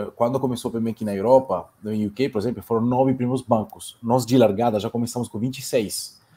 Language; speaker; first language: Portuguese; non-native, fluent; Italian